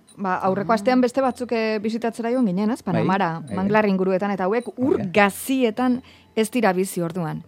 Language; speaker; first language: Basque; native; Basque